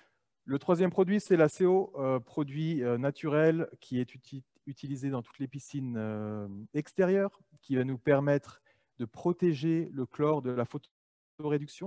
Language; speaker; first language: French; native; French